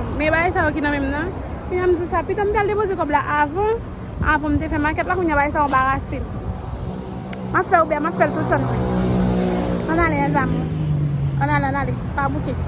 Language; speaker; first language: French; non-native, learner; Haitian Creole